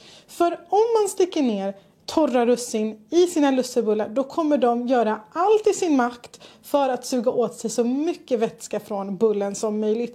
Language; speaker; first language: Swedish; native; Swedish